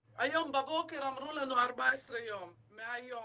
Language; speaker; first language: Hebrew; non-native, fluent; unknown